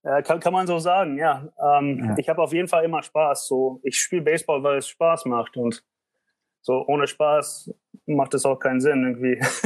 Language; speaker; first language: German; early bilingual, heritage; German